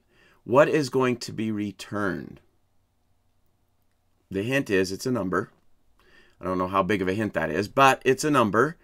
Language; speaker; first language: English; native; English